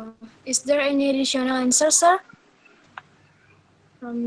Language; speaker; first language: English; non-native, learner; Indonesian